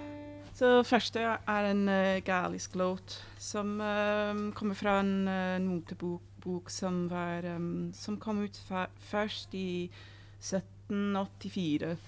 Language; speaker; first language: Norwegian; non-native, fluent; English